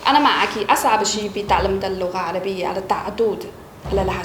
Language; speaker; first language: Arabic; non-native, fluent; Chinese